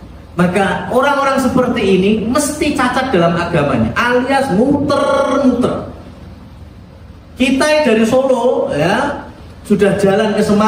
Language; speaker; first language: Indonesian; native; Indonesian